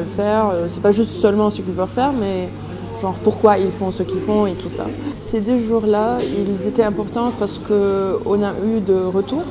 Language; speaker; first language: French; non-native, local second language; Arabic